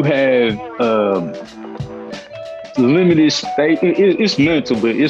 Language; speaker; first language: English; native; English